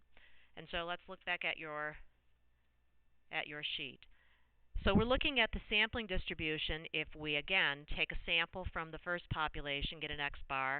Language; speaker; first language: English; native; English